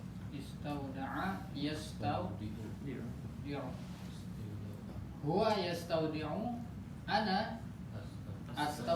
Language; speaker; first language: Arabic; non-native, fluent; Indonesian